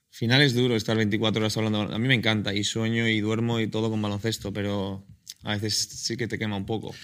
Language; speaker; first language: Spanish; native; Spanish